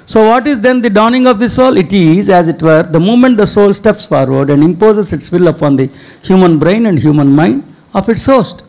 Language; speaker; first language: English; non-native, local second language; Telugu